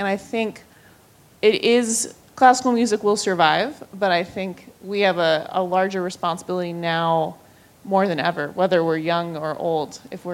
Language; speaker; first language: English; native; English